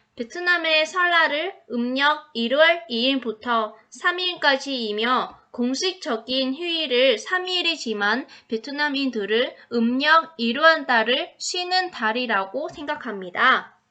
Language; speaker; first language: Korean; non-native, fluent; Vietnamese